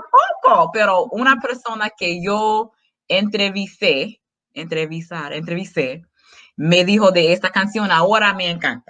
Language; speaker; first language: Spanish; non-native, learner; English